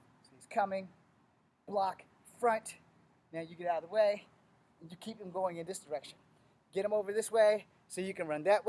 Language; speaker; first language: English; native; English